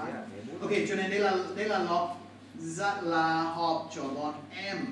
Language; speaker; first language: Vietnamese; non-native, fluent; English